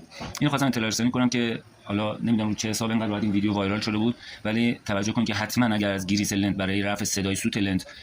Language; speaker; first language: Persian; native; Persian